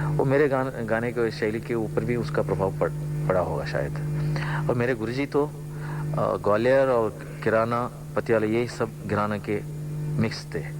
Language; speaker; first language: Hindi; non-native, local second language; Kannada